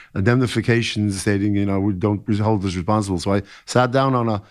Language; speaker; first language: English; native; English